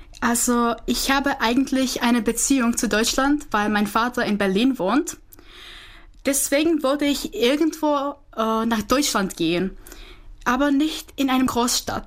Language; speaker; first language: German; non-native, fluent; Czech